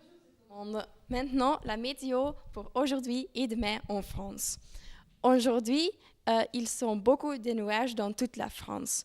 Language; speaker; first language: French; non-native, learner; Dutch